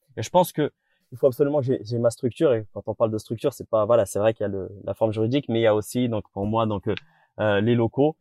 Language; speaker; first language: French; native; French